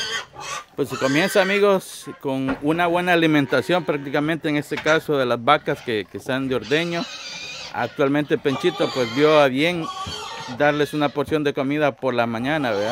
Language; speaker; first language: Spanish; native; Spanish